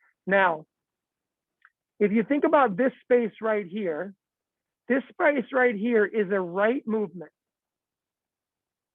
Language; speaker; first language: English; native; English